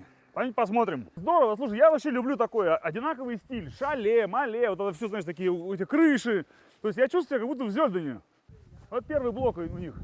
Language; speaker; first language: Russian; native; Russian